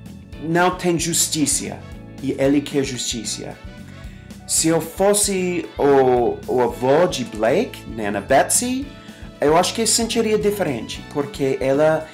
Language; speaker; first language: Portuguese; non-native, fluent; English